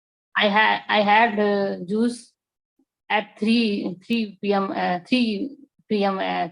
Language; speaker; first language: English; non-native, learner; Marathi